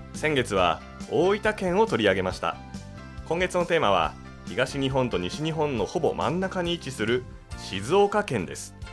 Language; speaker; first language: Japanese; native; Japanese